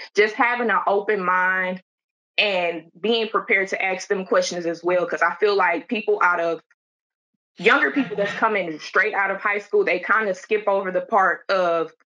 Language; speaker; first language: English; native; English